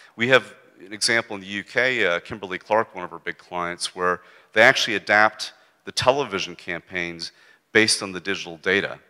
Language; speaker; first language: English; native; English